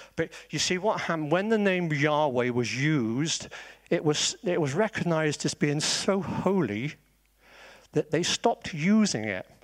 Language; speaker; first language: English; native; English